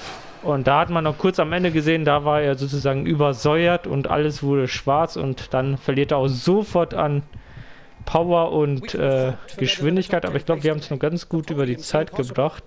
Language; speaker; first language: German; native; German